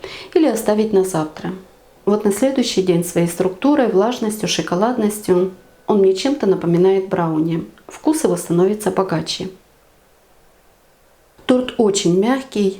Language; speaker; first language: Russian; native; Russian